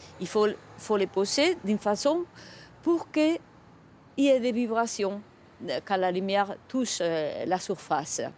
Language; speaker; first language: French; non-native, fluent; Spanish